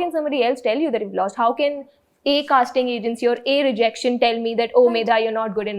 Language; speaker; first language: English; non-native, local second language; Hindi